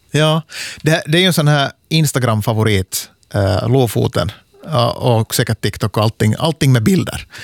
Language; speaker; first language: Swedish; native; Swedish